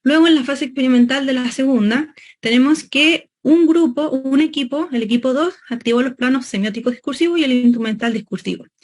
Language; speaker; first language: Spanish; native; Spanish